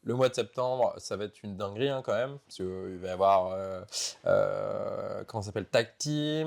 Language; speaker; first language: French; native; French